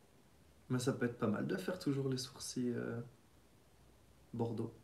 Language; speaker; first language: French; native; French